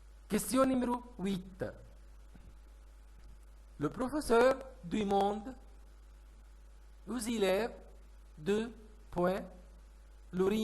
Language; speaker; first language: French; non-native, fluent; Arabic